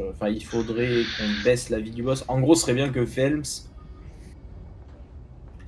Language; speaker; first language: French; native; French